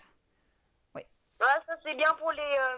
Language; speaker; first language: French; native; French